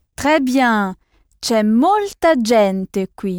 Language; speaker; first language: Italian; non-native, fluent; French